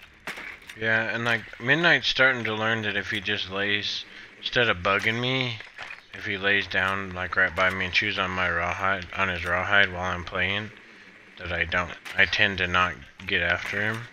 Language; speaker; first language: English; native; English